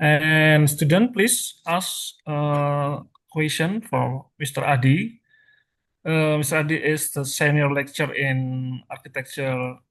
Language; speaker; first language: English; non-native, learner; Indonesian